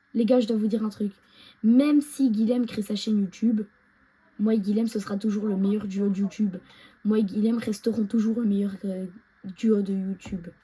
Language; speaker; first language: French; native; French